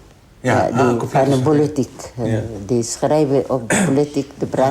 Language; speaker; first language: Dutch; non-native, learner; Tigrinya